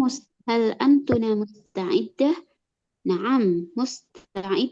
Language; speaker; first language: Arabic; non-native, learner; Indonesian